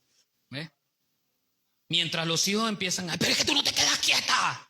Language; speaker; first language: Spanish; native; Spanish